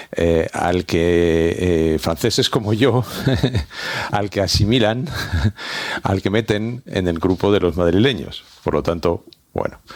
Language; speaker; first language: Spanish; non-native, fluent; French